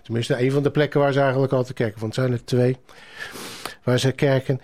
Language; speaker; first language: Dutch; native; Dutch